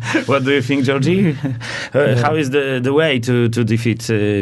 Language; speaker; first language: English; non-native, learner; Polish